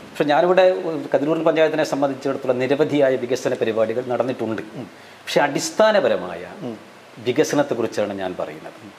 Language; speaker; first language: Malayalam; native; Malayalam